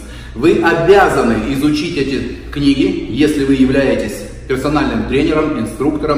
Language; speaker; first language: Russian; native; Russian